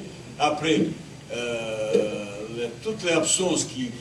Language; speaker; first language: French; non-native, learner; Bosnian